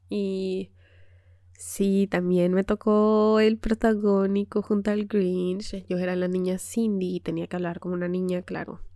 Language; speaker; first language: Spanish; native; Spanish